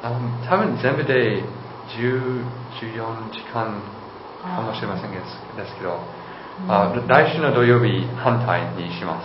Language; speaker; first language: Japanese; non-native, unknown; English